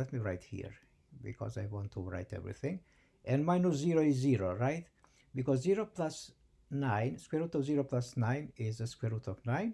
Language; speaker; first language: English; non-native, fluent; Albanian